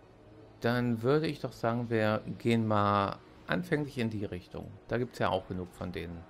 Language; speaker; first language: German; native; German